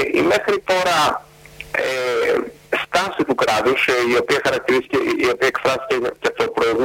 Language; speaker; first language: Greek; native; Greek